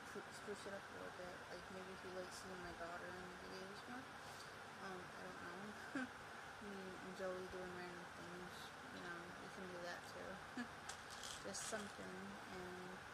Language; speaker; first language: English; native; English